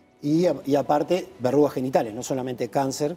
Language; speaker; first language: Spanish; native; Spanish